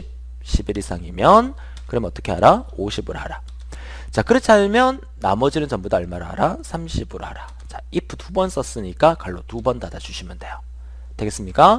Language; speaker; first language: Korean; native; Korean